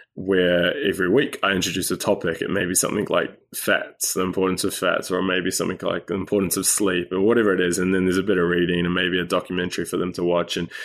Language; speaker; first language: English; native; English